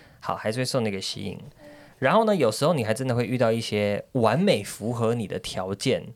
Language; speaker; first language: Chinese; native; Chinese